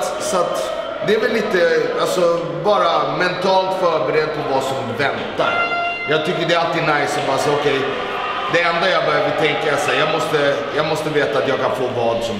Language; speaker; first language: Swedish; native; Swedish